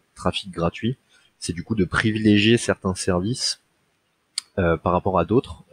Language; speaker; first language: French; native; French